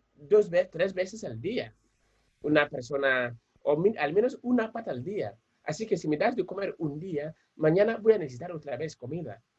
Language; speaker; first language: Spanish; non-native, fluent; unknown